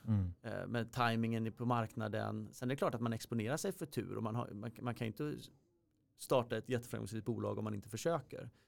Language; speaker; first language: Swedish; native; Swedish